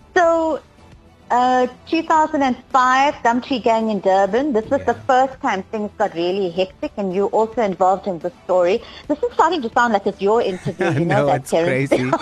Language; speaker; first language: English; native; English